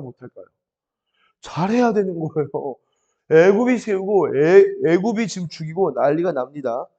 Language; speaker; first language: Korean; native; Korean